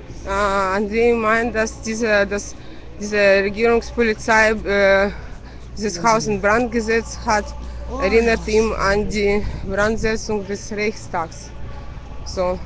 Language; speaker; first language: German; non-native, fluent; Russian